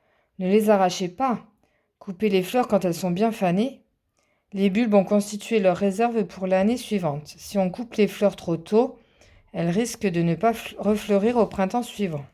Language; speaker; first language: French; native; French